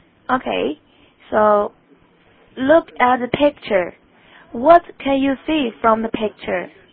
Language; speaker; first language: English; non-native, fluent; Chinese